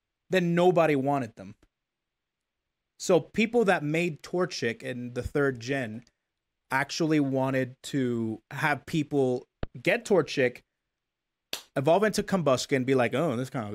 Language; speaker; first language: English; native; English